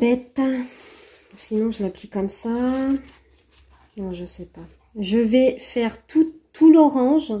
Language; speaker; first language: French; native; French